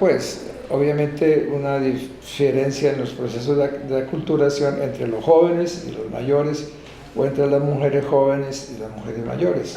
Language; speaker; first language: Spanish; native; Spanish